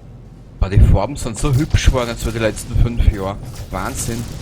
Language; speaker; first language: German; native; German